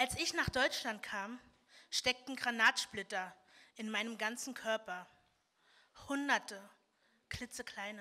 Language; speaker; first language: German; early bilingual, other home language; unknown